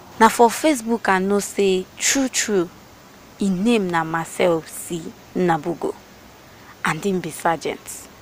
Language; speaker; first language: Nigerian Pidgin; native; Nigerian Pidgin